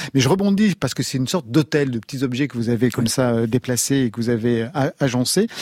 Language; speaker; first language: French; native; French